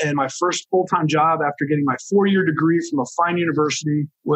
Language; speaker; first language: English; native; English